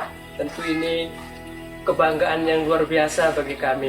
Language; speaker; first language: Indonesian; non-native, local second language; Sasak